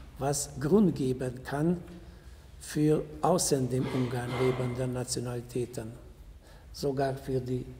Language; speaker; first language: German; non-native, local second language; Hungarian